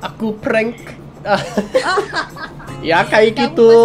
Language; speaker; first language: Indonesian; non-native, learner; English